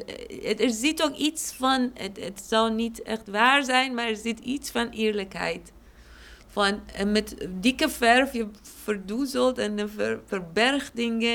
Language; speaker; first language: Dutch; non-native, fluent; Persian